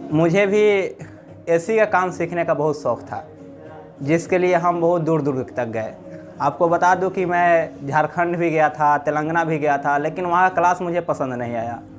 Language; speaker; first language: Hindi; native; Hindi